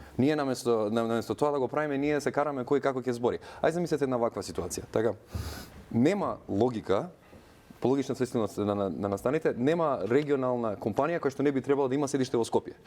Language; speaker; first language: Macedonian; non-native, local second language; Albanian